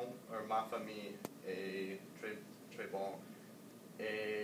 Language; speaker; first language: French; non-native, learner; English